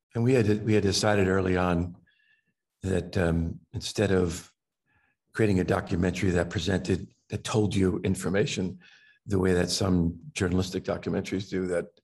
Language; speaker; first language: English; native; English